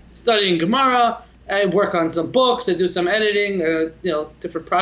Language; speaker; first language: English; native; English